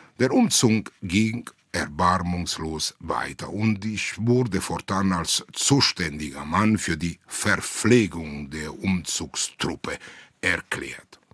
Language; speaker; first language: German; non-native, fluent; Italian